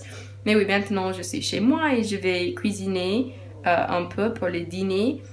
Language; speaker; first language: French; non-native, learner; English